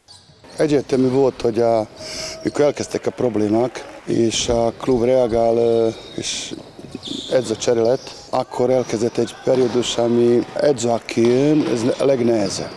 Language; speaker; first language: Hungarian; non-native, learner; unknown